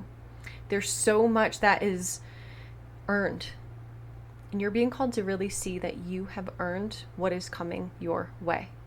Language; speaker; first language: English; native; English